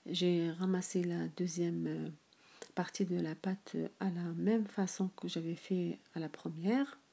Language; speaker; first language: French; non-native, local second language; Arabic